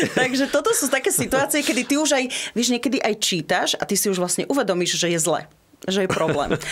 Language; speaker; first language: Slovak; non-native, local second language; Rusyn